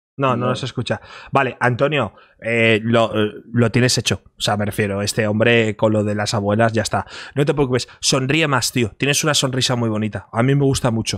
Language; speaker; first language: Spanish; native; Spanish